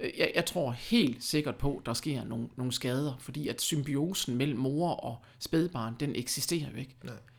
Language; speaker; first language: Danish; early bilingual, other home language; German